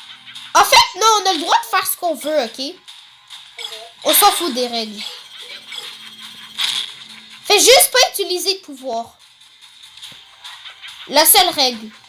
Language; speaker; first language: French; native; French